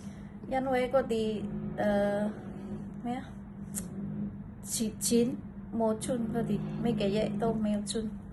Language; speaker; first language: Cantonese; non-native, learner; Indonesian